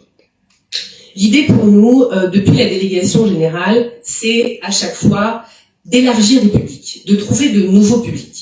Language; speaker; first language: French; native; French